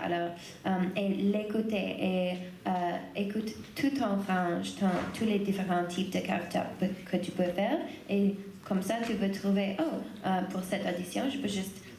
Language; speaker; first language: French; non-native, learner; English